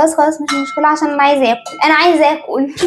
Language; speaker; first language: Arabic; native; Arabic